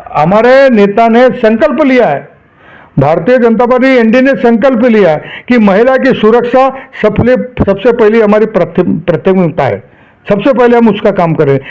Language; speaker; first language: Hindi; non-native, local second language; Marathi